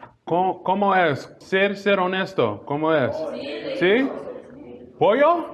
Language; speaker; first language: Spanish; non-native, learner; English